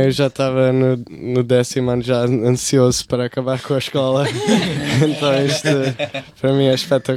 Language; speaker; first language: Portuguese; early bilingual, heritage; English